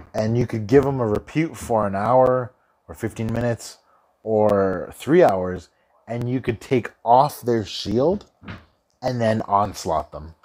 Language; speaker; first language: English; early bilingual, other home language; Spanish